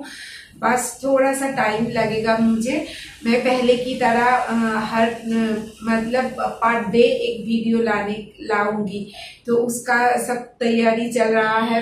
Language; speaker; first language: Hindi; non-native, local second language; Bangla